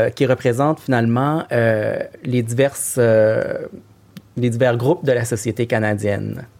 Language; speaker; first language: French; native; French